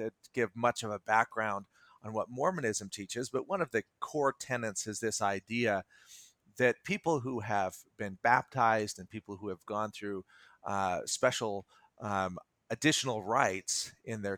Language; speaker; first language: English; native; English